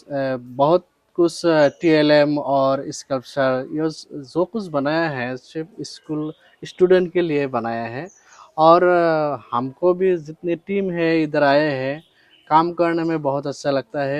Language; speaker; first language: Hindi; non-native, local second language; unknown